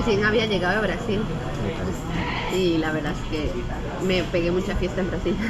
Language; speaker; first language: Spanish; native; Spanish